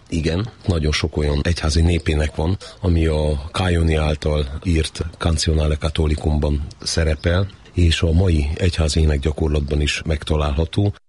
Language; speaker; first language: Hungarian; native; Hungarian